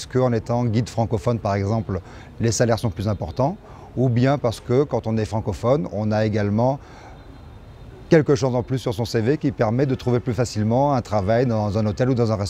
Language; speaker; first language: French; native; French